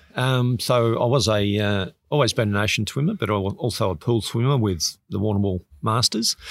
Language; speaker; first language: English; native; English